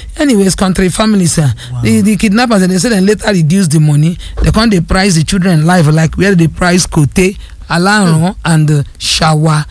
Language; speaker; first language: Nigerian Pidgin; non-native, local second language; Yoruba